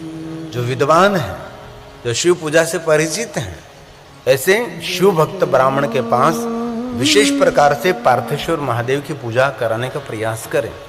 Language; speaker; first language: Hindi; non-native, local second language; Gujarati